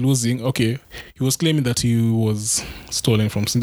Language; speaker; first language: English; non-native, local second language; Luo (Kenya and Tanzania)